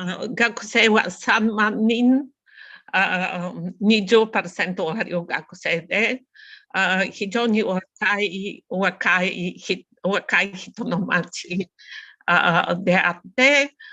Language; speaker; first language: Japanese; non-native, learner; Bulgarian